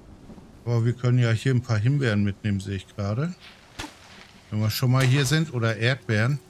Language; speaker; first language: German; native; German